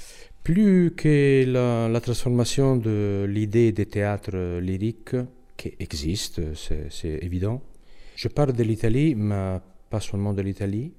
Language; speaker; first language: French; non-native, learner; Italian